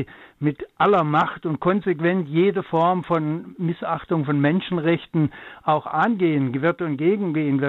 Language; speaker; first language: German; native; German